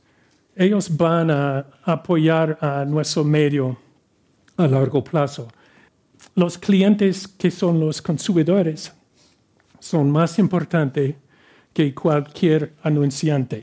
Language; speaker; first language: Spanish; non-native, fluent; English